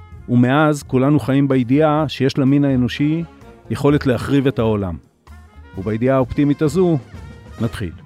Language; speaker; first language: Hebrew; native; Hebrew